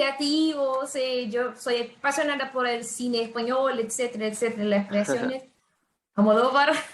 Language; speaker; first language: Spanish; non-native, fluent; Portuguese